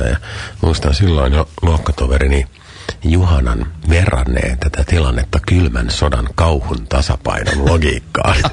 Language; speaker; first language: Finnish; native; Finnish